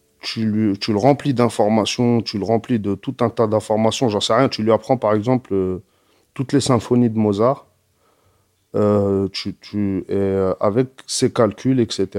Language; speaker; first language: French; early bilingual, other home language; Arabic